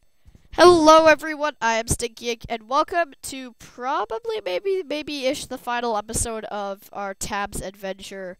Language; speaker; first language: English; native; English